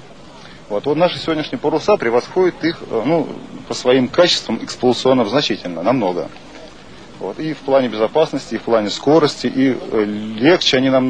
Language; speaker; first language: Russian; native; Russian